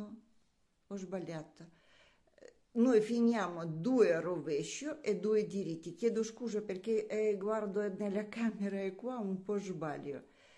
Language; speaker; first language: Italian; non-native, learner; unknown